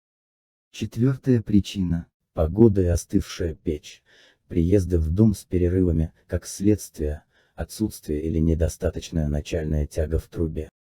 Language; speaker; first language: Russian; native; Russian